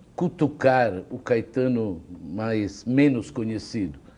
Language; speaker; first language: Portuguese; non-native, fluent; Italian